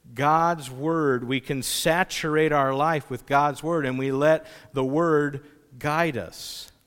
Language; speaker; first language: English; native; English